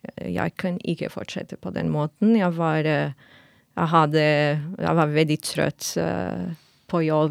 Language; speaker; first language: Norwegian; non-native, fluent; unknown